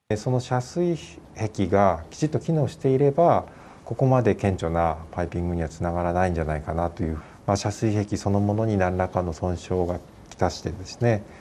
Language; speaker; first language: Japanese; native; Japanese